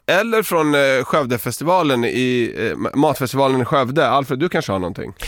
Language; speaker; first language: Swedish; early bilingual, other home language; Serbian